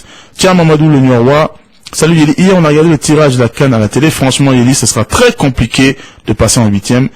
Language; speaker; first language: French; non-native, local second language; Bambara